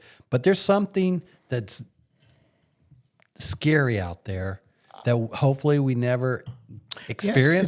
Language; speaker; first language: English; native; English